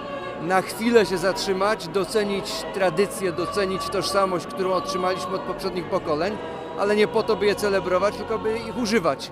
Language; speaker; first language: Polish; native; Polish